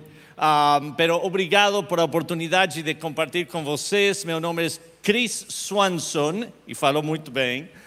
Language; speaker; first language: Portuguese; non-native, learner; Spanish